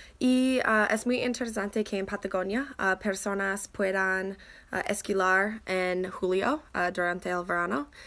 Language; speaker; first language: Spanish; non-native, learner; English